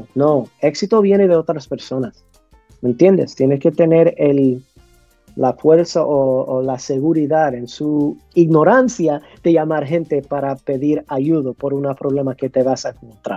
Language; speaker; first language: Spanish; early bilingual, heritage; English